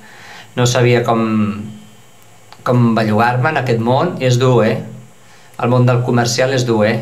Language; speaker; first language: Catalan; non-native, local second language; Spanish